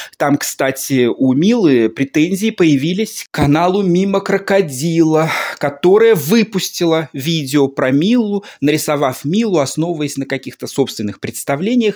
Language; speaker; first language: Russian; native; Russian